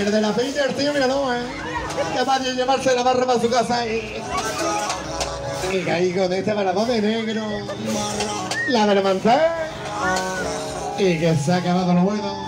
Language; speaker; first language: Spanish; native; Spanish